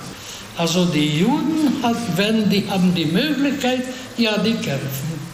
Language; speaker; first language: German; non-native, fluent; Hungarian